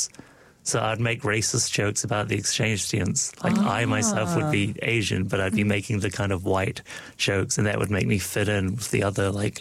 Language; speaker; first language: English; non-native, local second language; Cantonese